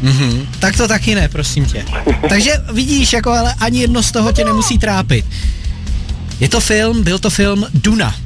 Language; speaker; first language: Czech; native; Czech